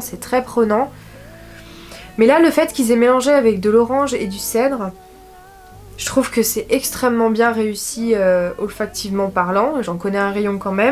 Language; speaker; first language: French; native; French